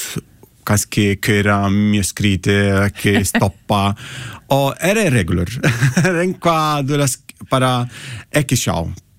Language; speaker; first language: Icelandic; non-native, learner; Italian